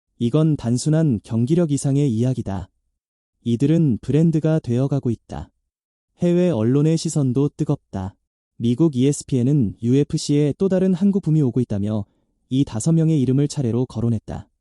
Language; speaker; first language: Korean; native; Korean